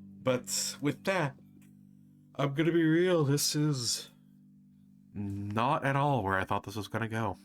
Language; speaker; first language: English; native; English